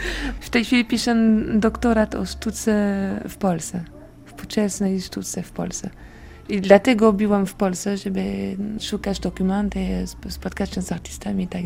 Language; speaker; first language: Polish; non-native, learner; French